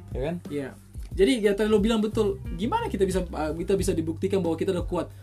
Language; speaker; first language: Indonesian; non-native, fluent; Tetum